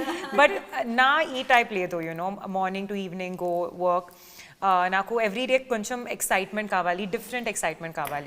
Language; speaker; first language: Telugu; non-native, learner; Punjabi